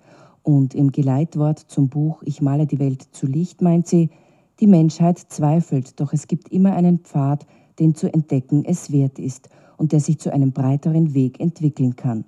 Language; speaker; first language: German; native; German